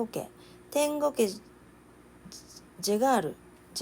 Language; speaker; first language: Spanish; non-native, learner; Japanese